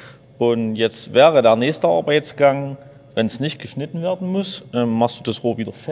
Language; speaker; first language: German; native; German